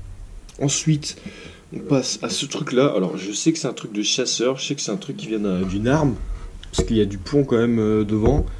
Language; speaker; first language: French; native; French